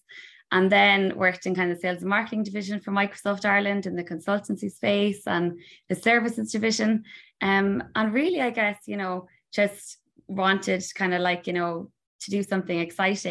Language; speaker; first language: English; native; English